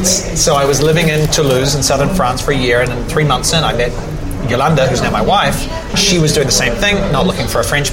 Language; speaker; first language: English; native; English